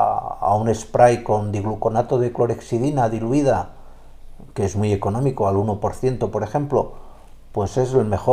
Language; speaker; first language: Spanish; native; Spanish